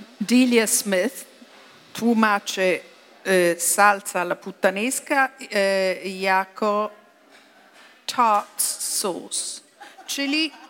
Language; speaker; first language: Polish; non-native, fluent; Italian